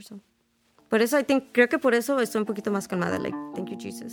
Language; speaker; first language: Spanish; early bilingual, heritage; Spanish